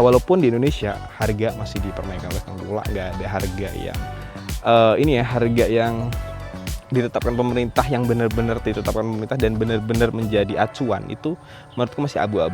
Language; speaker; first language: Indonesian; native; Indonesian